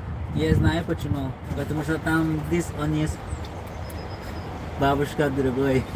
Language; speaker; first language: Russian; non-native, learner; English